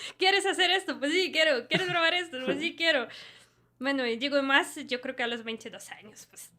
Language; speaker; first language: Spanish; non-native, fluent; Russian